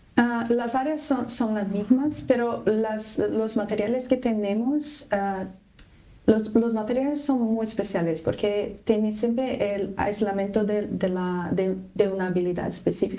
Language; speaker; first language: Spanish; non-native, fluent; Portuguese